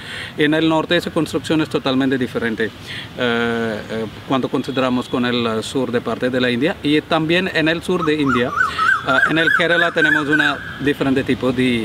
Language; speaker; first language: Spanish; non-native, learner; Malayalam